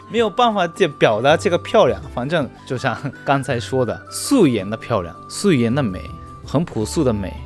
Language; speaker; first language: Chinese; non-native, fluent; Japanese